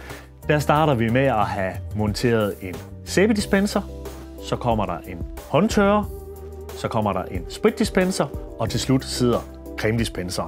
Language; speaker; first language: Danish; native; Danish